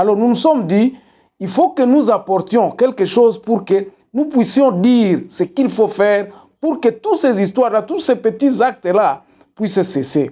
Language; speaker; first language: French; non-native, local second language; Lingala